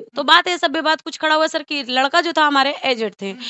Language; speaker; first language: Hindi; native; Hindi